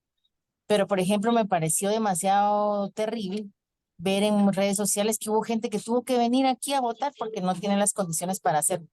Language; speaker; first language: Spanish; native; Spanish